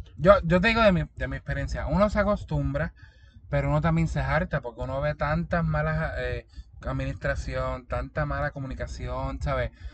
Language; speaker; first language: Spanish; native; Spanish